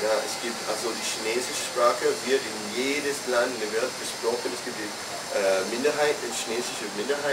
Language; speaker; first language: German; non-native, fluent; English